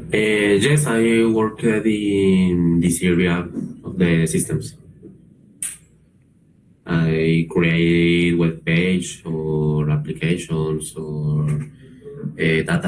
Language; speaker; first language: English; non-native, learner; Spanish